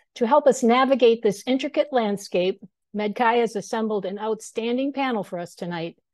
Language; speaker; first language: English; native; English